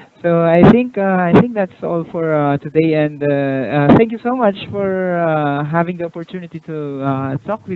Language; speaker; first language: English; non-native, local second language; Filipino